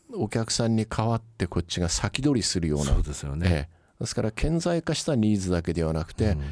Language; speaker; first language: Japanese; native; Japanese